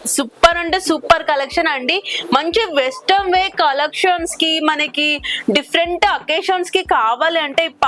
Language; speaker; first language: Telugu; native; Telugu